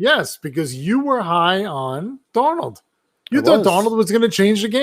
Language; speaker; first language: English; native; English